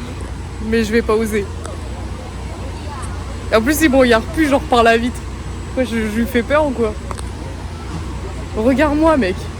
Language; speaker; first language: French; native; French